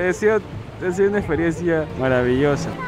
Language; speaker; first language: Spanish; native; Spanish